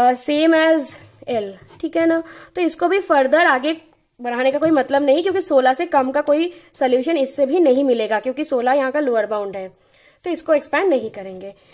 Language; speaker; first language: Hindi; non-native, local second language; Bangla